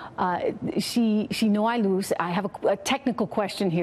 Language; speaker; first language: English; native; English